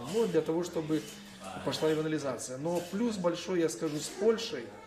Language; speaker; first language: Russian; non-native, local second language; Ukrainian